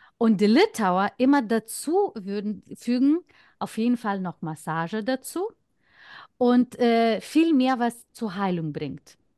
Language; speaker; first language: German; non-native, fluent; Lithuanian